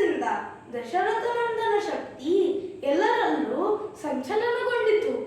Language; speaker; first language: Kannada; native; Kannada